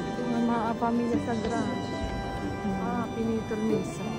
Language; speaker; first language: Italian; non-native, learner; Filipino